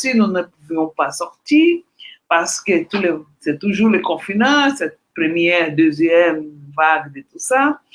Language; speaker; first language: French; non-native, fluent; Portuguese